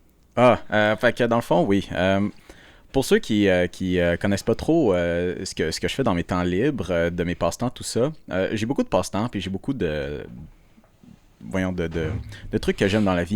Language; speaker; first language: French; native; French